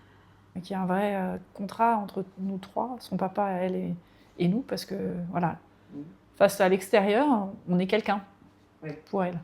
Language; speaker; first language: French; native; French